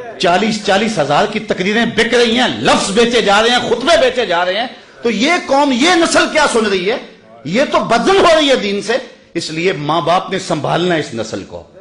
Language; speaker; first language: Urdu; non-native, local second language; Punjabi